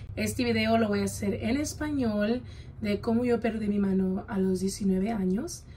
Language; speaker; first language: Spanish; early bilingual, heritage; Spanish